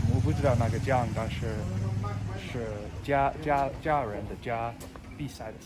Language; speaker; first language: Chinese; non-native, learner; English